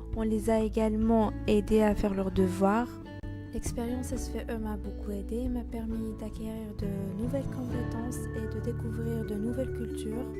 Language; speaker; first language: French; non-native, local second language; Arabic